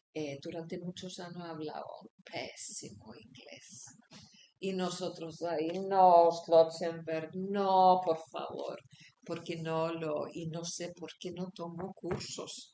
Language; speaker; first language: Spanish; non-native, fluent; Icelandic